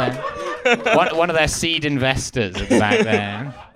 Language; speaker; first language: English; native; English